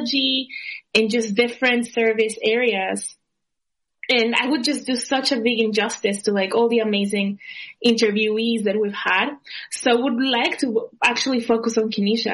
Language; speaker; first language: English; non-native, fluent; Spanish